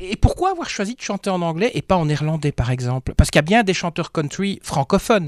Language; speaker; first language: French; native; French